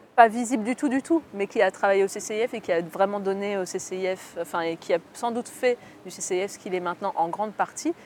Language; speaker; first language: French; native; French